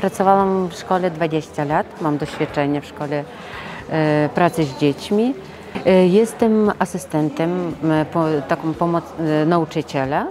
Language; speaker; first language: Polish; non-native, local second language; Ukrainian